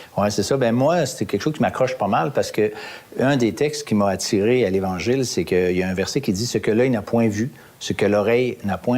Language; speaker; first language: French; native; French